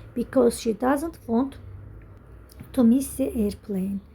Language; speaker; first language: English; non-native, learner; Azerbaijani